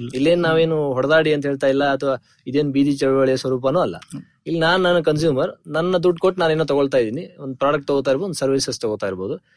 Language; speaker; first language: Kannada; native; Kannada